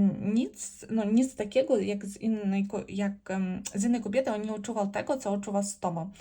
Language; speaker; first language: Polish; non-native, learner; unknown